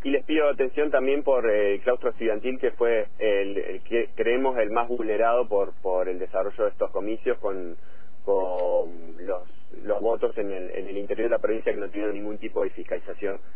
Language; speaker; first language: Spanish; native; Spanish